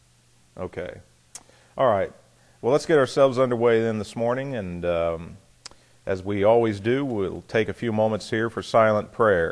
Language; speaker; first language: English; native; English